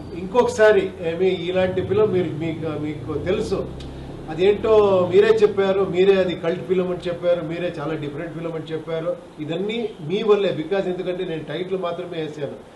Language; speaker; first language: Telugu; non-native, learner; Kannada